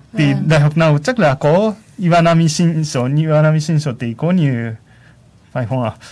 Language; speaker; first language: Vietnamese; non-native, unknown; Japanese